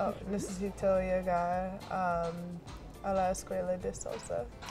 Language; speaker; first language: Spanish; non-native, learner; English